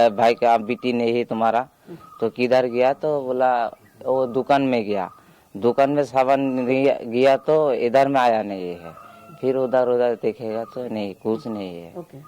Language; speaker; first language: Hindi; non-native, local second language; Bangla